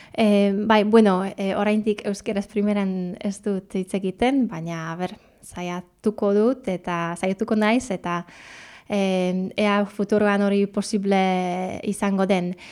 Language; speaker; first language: Basque; non-native, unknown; Polish